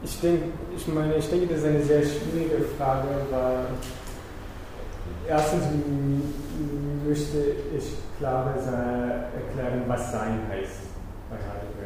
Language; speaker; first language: German; non-native, fluent; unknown